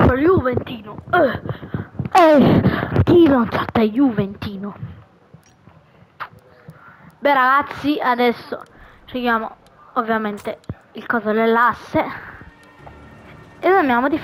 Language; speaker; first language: Italian; native; Italian